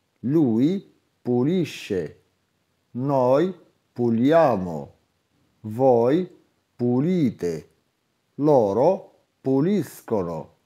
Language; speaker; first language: Italian; non-native, fluent; Arabic